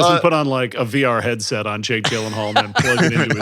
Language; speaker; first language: English; native; English